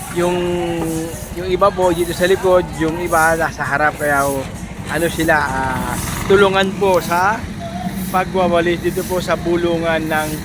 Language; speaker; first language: Filipino; native; Filipino